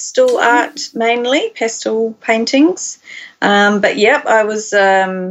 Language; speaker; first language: English; native; English